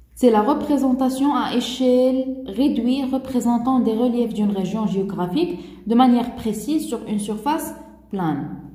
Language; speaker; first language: French; non-native, local second language; Arabic